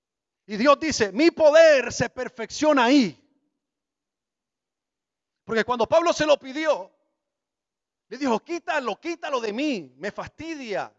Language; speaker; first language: Spanish; native; Spanish